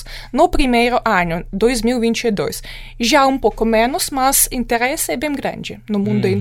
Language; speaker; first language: Portuguese; non-native, fluent; Ukrainian